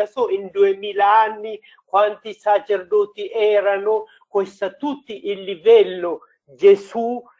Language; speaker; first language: Italian; non-native, learner; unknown